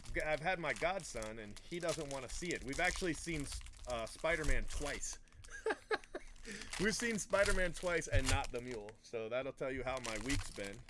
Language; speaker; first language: English; native; English